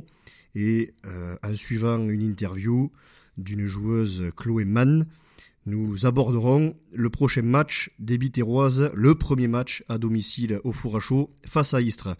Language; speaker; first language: French; native; French